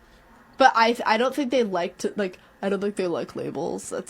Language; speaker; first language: English; native; English